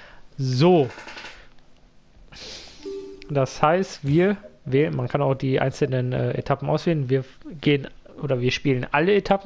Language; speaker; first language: German; native; German